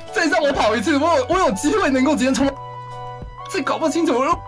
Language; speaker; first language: Chinese; native; Chinese